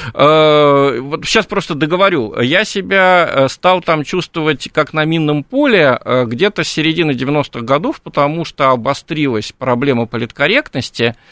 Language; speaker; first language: Russian; native; Russian